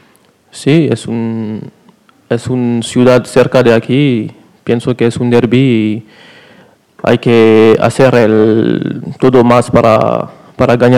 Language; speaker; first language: Spanish; non-native, learner; French